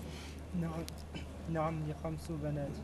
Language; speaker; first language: Arabic; non-native, learner; French